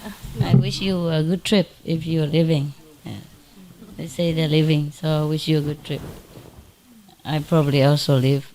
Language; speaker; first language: English; non-native, fluent; Vietnamese